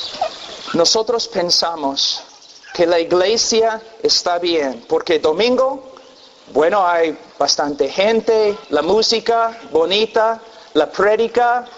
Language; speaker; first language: Spanish; non-native, fluent; English